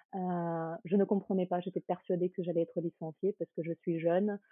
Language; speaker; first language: French; early bilingual, other home language; Ukrainian